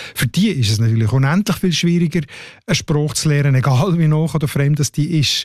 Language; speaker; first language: German; native; German